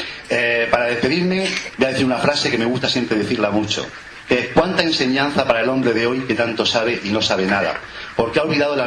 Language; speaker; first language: Spanish; native; Spanish